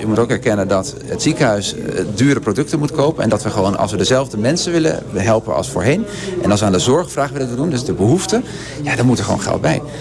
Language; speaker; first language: Dutch; non-native, local second language; Papiamento